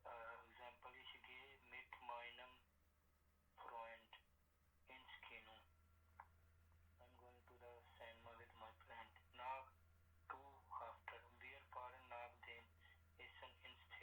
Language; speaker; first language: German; non-native, learner; Urdu